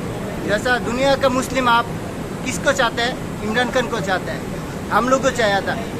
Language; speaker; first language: Hindi; non-native, learner; Bangla